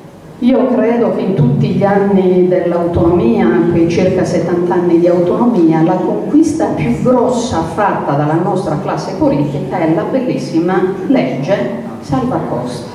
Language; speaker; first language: Italian; native; Italian